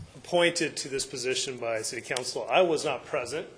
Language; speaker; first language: English; native; English